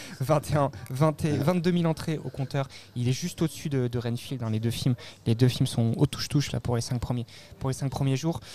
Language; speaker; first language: French; native; French